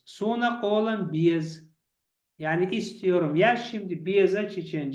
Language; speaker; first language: Turkish; non-native, learner; Chechen